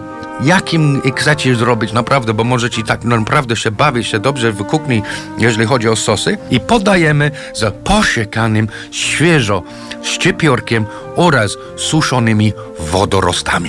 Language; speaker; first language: Polish; non-native, learner; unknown